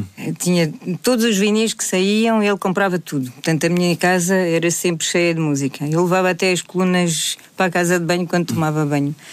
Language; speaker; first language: Portuguese; early bilingual, heritage; Portuguese